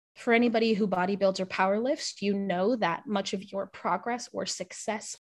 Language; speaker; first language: English; native; English